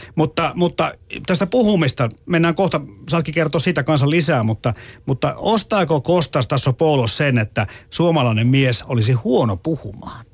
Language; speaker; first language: Finnish; native; Finnish